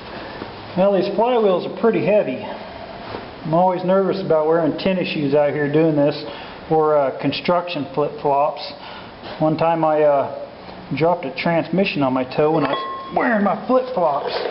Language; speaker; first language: English; native; English